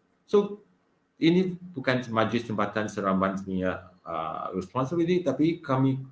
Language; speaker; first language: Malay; non-native, local second language; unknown